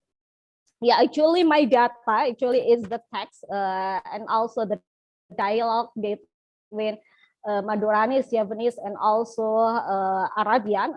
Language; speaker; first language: English; non-native, learner; Indonesian